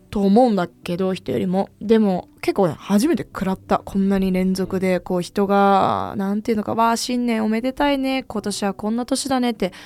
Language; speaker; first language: Japanese; native; Japanese